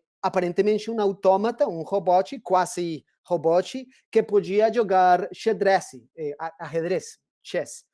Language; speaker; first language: Portuguese; non-native, fluent; Spanish